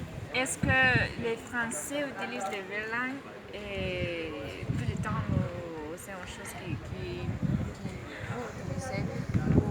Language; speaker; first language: French; non-native, learner; Spanish